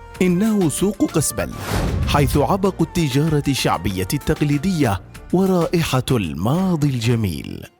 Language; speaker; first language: Arabic; native; Arabic